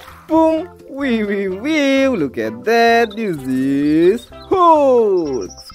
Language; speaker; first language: English; non-native, learner; Indonesian